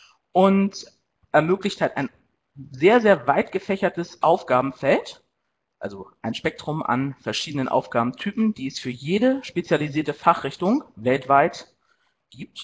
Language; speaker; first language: German; native; German